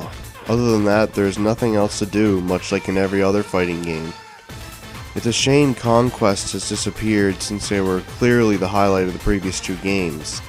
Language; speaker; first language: English; native; English